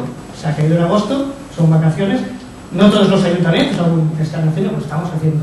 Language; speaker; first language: Spanish; native; Spanish